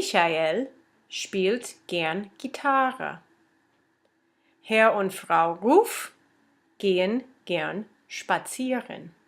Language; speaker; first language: German; non-native, fluent; English